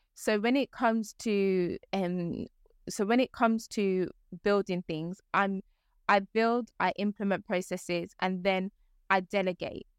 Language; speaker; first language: English; native; English